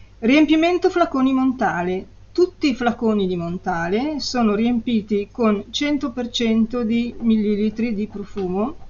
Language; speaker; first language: Italian; native; Italian